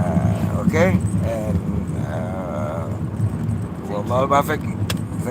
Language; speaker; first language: English; non-native, learner; Indonesian